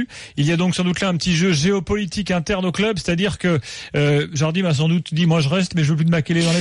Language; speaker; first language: French; native; French